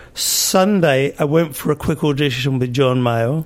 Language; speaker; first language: English; native; English